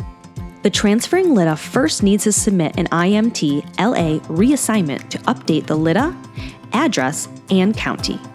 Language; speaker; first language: English; native; English